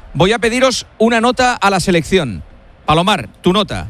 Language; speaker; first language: Spanish; native; Spanish